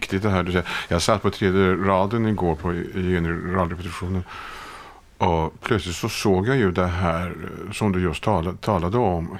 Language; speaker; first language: Swedish; native; Swedish